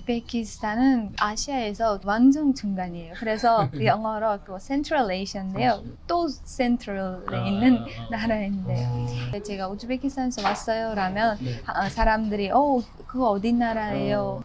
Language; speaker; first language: Korean; non-native, fluent; Uzbek